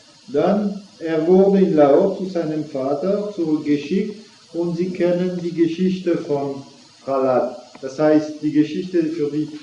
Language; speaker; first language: German; non-native, fluent; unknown